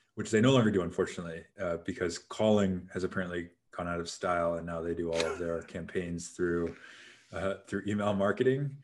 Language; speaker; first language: English; native; English